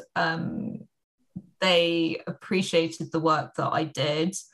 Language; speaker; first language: English; native; English